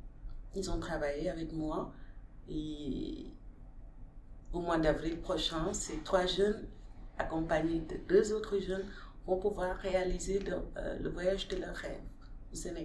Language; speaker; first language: French; non-native, local second language; Wolof